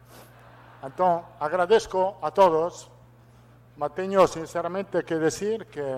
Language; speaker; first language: Portuguese; non-native, fluent; Italian